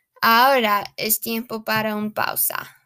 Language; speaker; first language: Spanish; non-native, learner; English